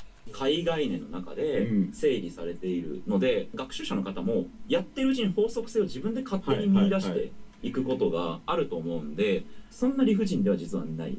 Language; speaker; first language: Japanese; native; Japanese